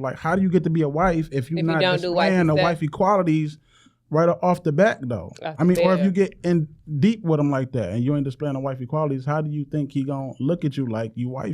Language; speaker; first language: English; native; English